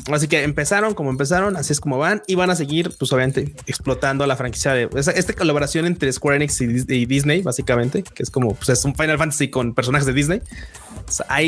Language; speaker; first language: Spanish; native; Spanish